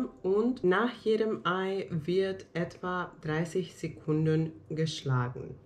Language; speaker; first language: German; non-native, fluent; Finnish